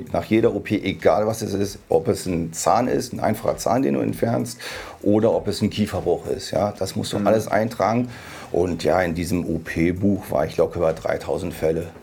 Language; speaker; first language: German; native; German